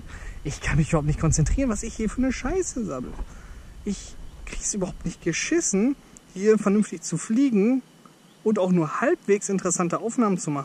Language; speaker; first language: German; native; German